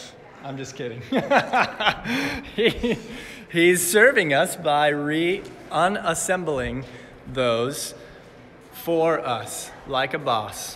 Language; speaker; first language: English; native; English